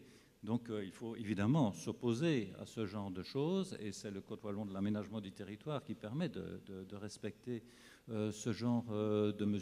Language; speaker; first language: French; native; French